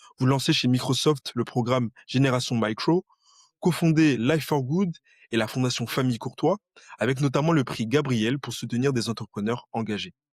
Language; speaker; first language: French; native; French